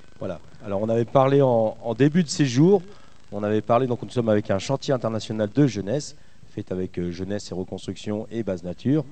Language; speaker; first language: French; native; French